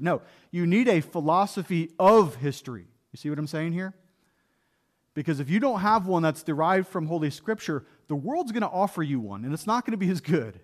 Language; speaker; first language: English; native; English